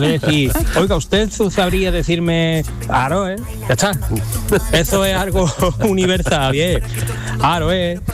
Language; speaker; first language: Spanish; native; Spanish